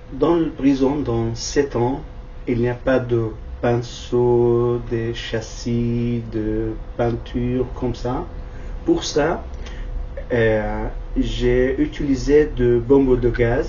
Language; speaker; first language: French; non-native, learner; Kurdish